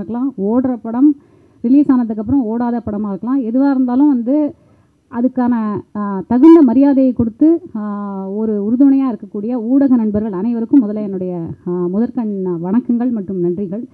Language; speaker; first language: Tamil; native; Tamil